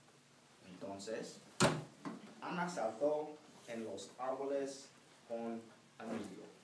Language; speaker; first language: Spanish; non-native, fluent; English